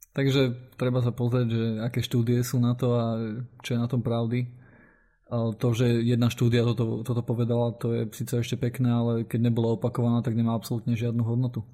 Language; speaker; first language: Slovak; non-native, local second language; Hungarian